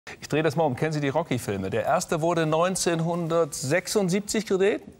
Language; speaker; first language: German; native; German